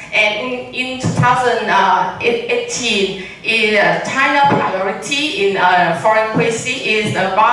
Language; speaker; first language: English; non-native, learner; Vietnamese